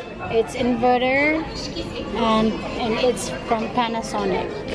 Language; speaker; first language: English; non-native, local second language; Filipino